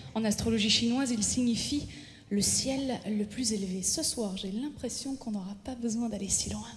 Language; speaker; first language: French; native; French